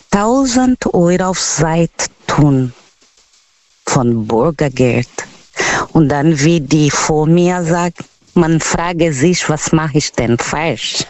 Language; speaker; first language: German; non-native, learner; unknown